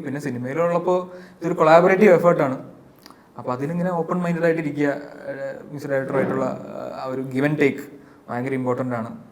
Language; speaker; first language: Malayalam; native; Malayalam